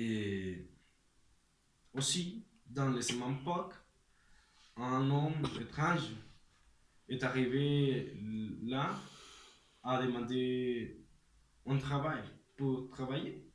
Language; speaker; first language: French; non-native, learner; Spanish